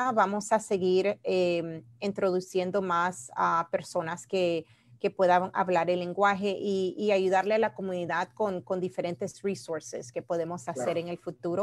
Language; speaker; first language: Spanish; early bilingual, heritage; Spanish